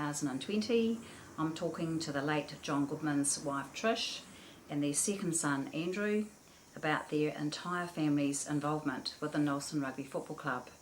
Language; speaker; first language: English; native; English